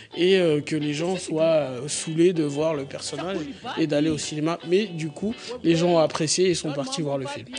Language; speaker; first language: French; native; French